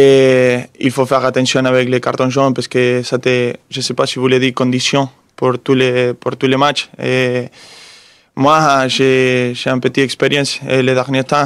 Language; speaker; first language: French; non-native, fluent; Spanish